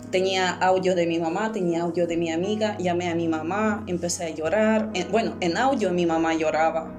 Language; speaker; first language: Spanish; early bilingual, other home language; Russian